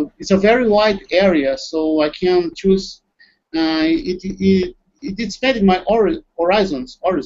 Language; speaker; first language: English; non-native, learner; Portuguese